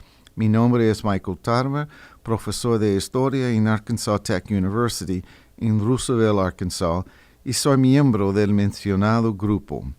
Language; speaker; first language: Spanish; non-native, fluent; English